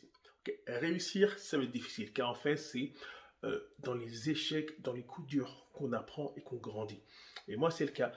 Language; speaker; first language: French; native; French